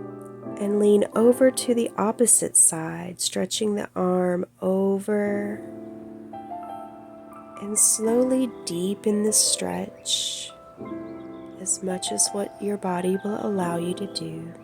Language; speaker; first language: English; native; English